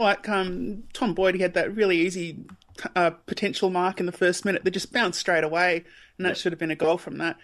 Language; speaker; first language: English; native; English